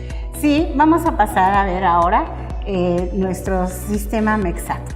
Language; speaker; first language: Spanish; native; Spanish